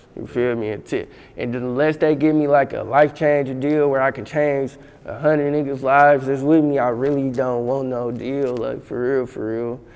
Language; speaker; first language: English; native; English